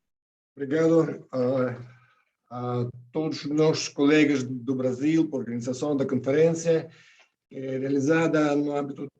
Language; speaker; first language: Portuguese; non-native, fluent; Russian